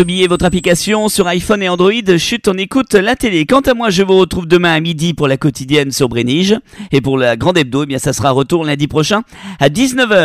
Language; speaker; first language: French; native; French